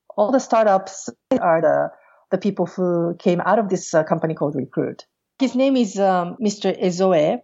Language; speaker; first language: English; non-native, fluent; Portuguese